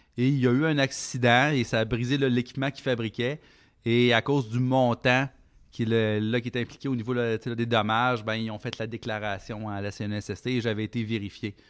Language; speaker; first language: French; native; French